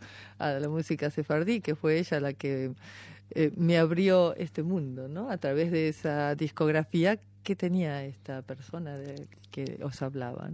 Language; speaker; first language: Spanish; native; Spanish